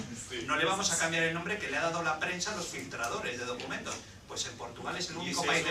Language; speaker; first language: Spanish; native; Spanish